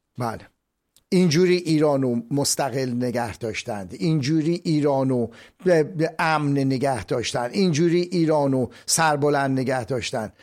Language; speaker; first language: Persian; native; Persian